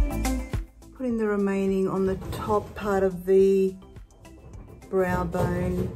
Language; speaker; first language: English; native; English